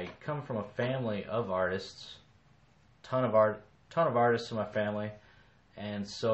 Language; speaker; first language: English; native; English